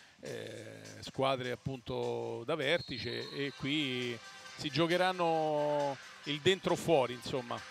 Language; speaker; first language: Italian; native; Italian